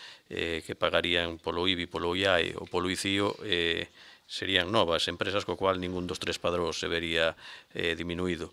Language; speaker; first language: Galician; native; Galician